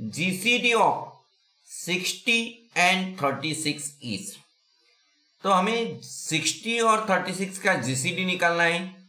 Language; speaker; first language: Hindi; non-native, local second language; Marathi